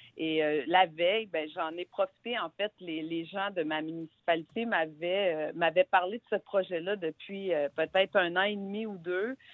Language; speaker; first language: French; native; French